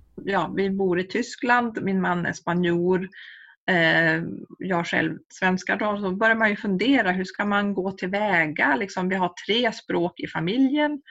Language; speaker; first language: Swedish; native; Swedish